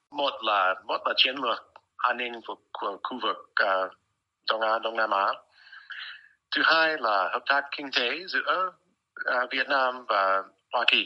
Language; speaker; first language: Vietnamese; non-native, fluent; English